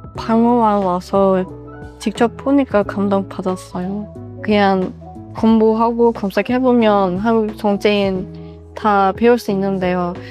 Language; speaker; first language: Korean; non-native, fluent; Turkish